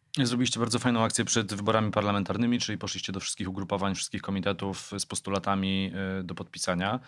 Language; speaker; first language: Polish; native; Polish